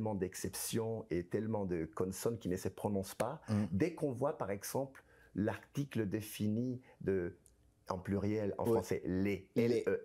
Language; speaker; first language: French; non-native, fluent; Spanish